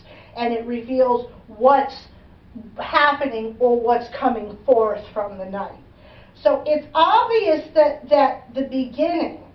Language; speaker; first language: English; native; English